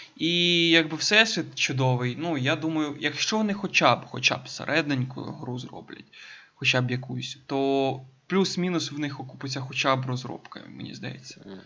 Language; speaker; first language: Ukrainian; native; Ukrainian